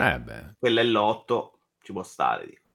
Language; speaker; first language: Italian; native; Italian